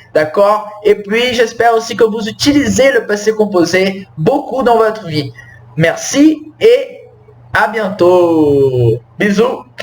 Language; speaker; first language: French; non-native, fluent; Portuguese